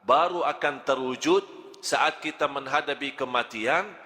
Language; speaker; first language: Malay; non-native, fluent; Arabic